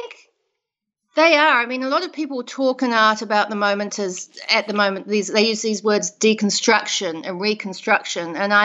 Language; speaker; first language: English; native; English